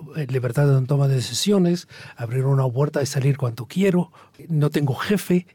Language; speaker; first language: Spanish; non-native, fluent; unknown